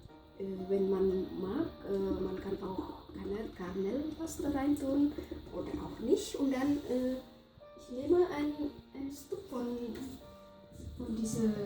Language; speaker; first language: German; non-native, fluent; Javanese